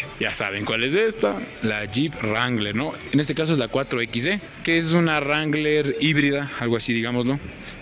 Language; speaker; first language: Spanish; native; Spanish